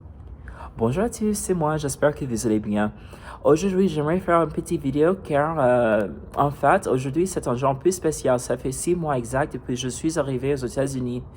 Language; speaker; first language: French; non-native, fluent; English